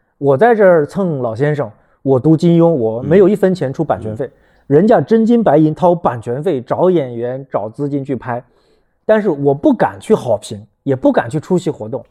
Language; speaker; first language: Chinese; native; Chinese